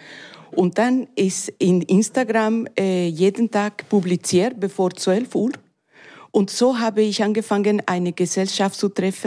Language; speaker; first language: German; non-native, learner; Spanish